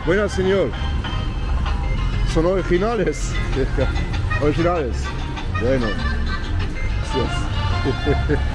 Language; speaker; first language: Spanish; non-native, learner; Luxembourgish